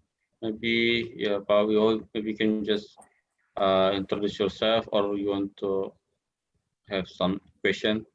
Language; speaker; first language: English; non-native, learner; Indonesian